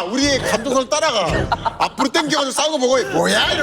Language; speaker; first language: Korean; native; Korean